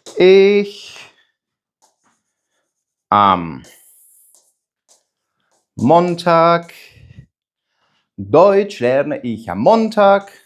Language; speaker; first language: German; non-native, fluent; Ukrainian